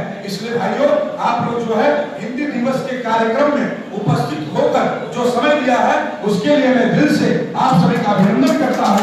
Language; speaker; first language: Hindi; native; Hindi